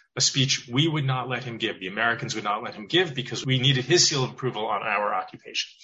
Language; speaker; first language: English; native; English